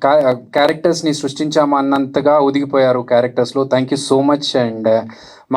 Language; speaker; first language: Telugu; native; Telugu